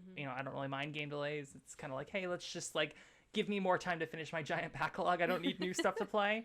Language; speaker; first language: English; native; English